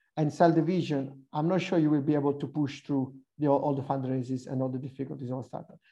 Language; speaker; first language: English; non-native, fluent; Italian